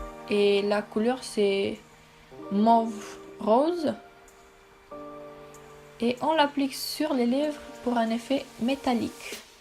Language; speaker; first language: French; non-native, fluent; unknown